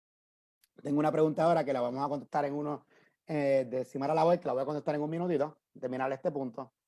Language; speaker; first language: Spanish; native; Spanish